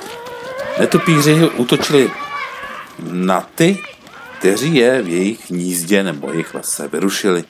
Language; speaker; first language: Czech; native; Czech